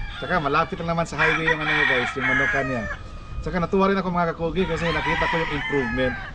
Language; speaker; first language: Filipino; native; Filipino